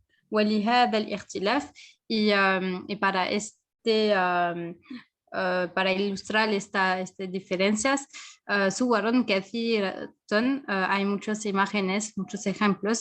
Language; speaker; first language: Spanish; non-native, fluent; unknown